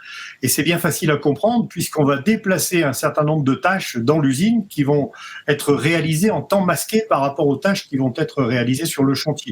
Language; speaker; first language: French; native; French